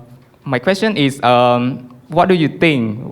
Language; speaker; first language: English; non-native, learner; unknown